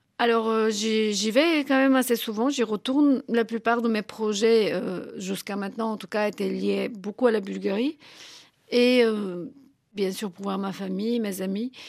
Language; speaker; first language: French; non-native, fluent; Bulgarian